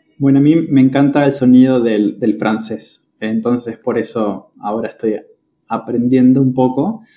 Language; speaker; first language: Spanish; native; Spanish